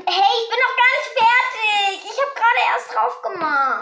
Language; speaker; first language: German; early bilingual, other home language; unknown